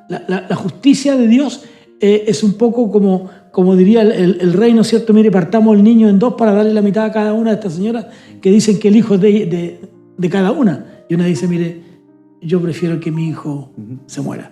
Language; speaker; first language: Spanish; native; Spanish